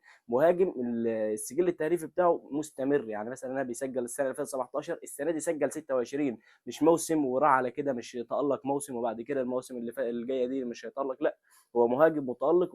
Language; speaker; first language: Arabic; native; Arabic